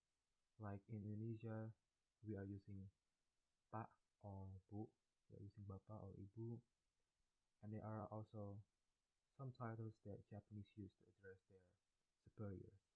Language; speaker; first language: English; non-native, learner; Indonesian